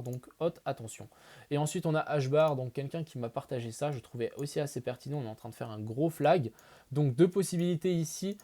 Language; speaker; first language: French; native; French